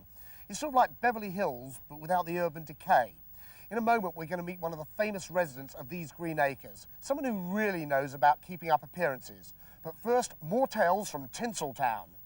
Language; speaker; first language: English; native; English